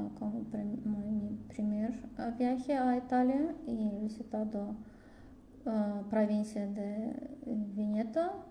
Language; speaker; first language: Spanish; non-native, learner; Russian